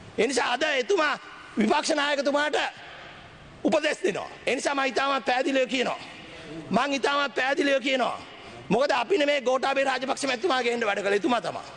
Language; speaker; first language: Sinhala; native; Sinhala